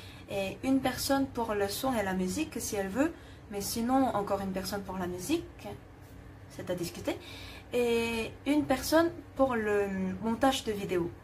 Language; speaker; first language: French; non-native, fluent; Korean